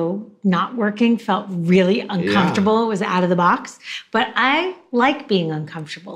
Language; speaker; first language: English; native; English